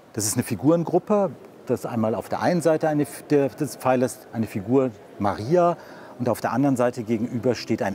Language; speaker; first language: German; native; German